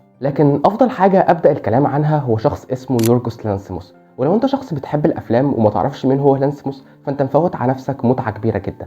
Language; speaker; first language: Arabic; native; Arabic